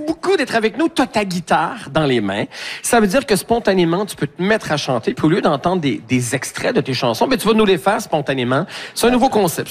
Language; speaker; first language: French; native; French